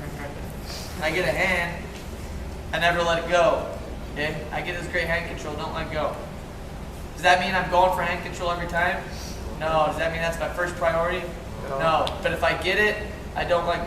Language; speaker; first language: English; native; English